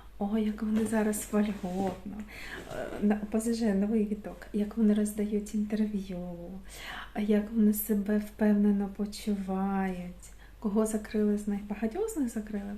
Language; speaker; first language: Ukrainian; non-native, local second language; Russian